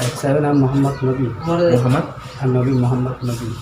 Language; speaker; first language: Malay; non-native, learner; Rohingya